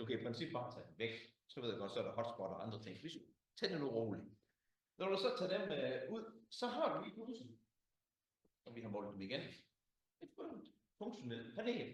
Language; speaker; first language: Danish; native; Danish